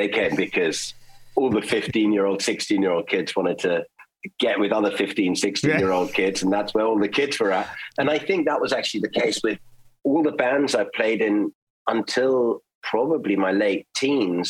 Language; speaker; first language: English; early bilingual, other home language; German